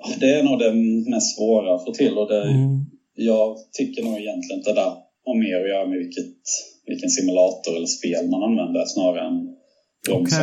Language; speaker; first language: Swedish; native; Swedish